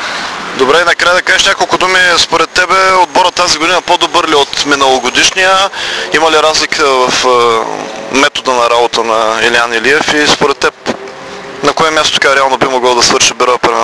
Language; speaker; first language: Bulgarian; native; Bulgarian